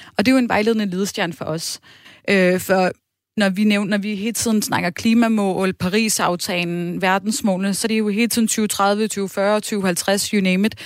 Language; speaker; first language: Danish; native; Danish